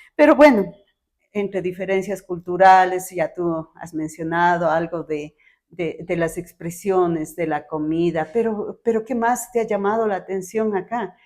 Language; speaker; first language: Spanish; native; Spanish